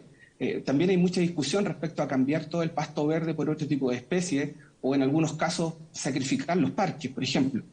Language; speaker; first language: Spanish; native; Spanish